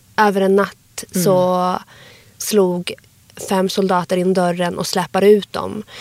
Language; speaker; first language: Swedish; early bilingual, other home language; Arabic